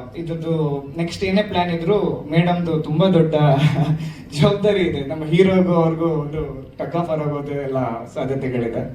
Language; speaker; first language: Kannada; native; Kannada